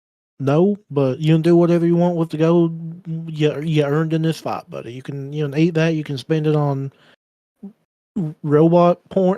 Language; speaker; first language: English; native; English